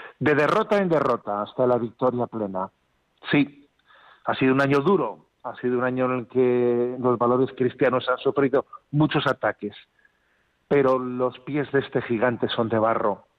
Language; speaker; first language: Spanish; native; Spanish